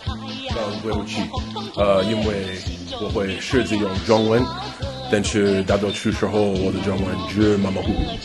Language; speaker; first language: Chinese; non-native, learner; English